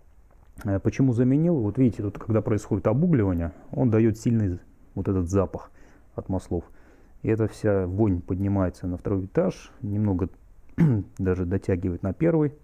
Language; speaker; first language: Russian; native; Russian